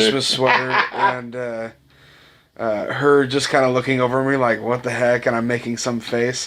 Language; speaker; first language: English; native; English